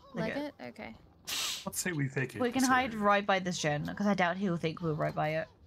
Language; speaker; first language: English; native; English